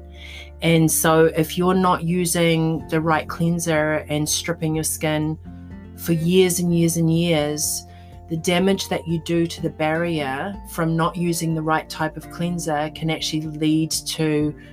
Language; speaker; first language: English; native; English